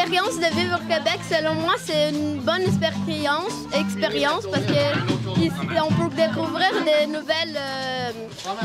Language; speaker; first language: French; non-native, learner; Portuguese